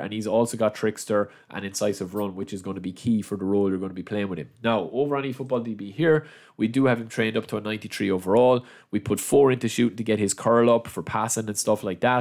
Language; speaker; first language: English; native; English